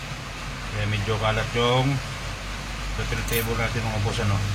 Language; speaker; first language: Filipino; native; Filipino